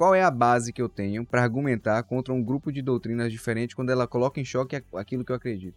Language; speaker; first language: Portuguese; native; Portuguese